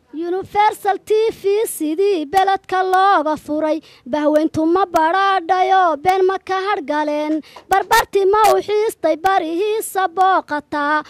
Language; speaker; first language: Somali; native; Somali